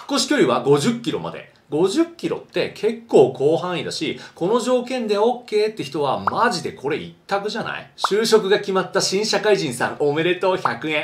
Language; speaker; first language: Japanese; native; Japanese